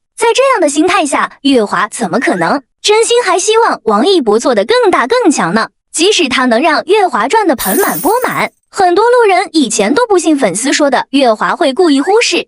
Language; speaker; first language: Chinese; native; Chinese